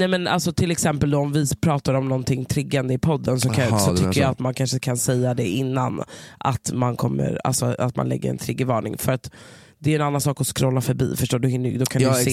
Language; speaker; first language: Swedish; native; Swedish